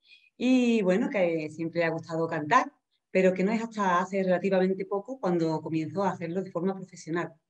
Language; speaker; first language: Spanish; native; Spanish